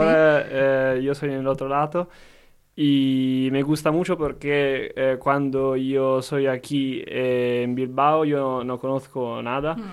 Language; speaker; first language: Spanish; non-native, learner; Italian